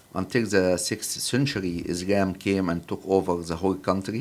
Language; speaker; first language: English; non-native, fluent; Arabic